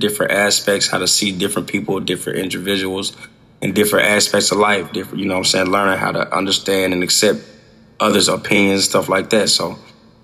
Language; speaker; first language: English; native; English